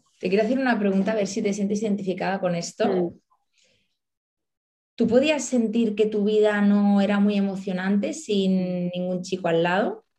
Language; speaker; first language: Spanish; native; Spanish